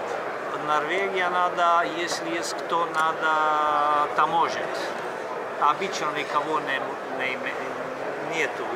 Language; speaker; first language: Russian; non-native, fluent; Slovenian